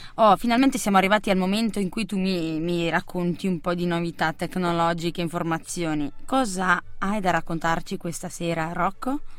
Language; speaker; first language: Italian; native; Italian